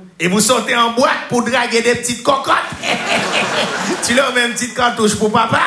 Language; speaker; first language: French; native; French